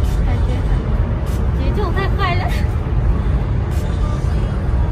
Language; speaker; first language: Chinese; non-native, learner; Vietnamese